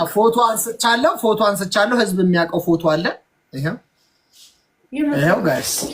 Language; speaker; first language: Amharic; native; Amharic